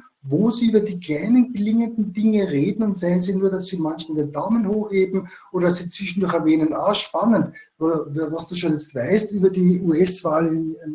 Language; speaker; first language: German; native; German